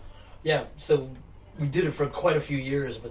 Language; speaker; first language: English; native; English